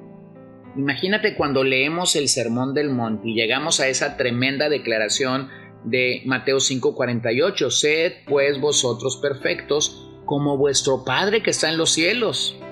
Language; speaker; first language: Spanish; native; Spanish